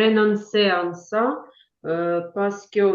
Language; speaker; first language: French; non-native, learner; Ukrainian